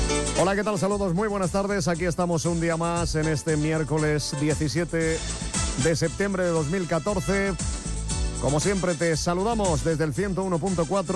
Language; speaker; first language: Spanish; native; Spanish